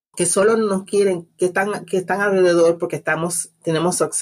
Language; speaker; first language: Spanish; native; Spanish